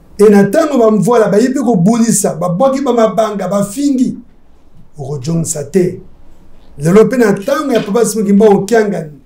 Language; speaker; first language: Lingala; native; Lingala